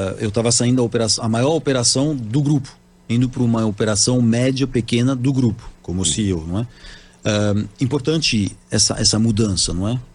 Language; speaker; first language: Portuguese; non-native, fluent; French